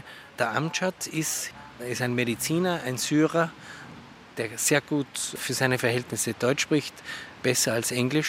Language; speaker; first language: German; native; German